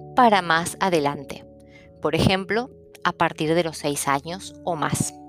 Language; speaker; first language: Spanish; early bilingual, other home language; Italian